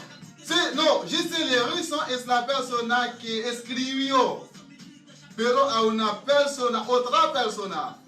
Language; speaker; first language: Spanish; non-native, learner; Haitian Creole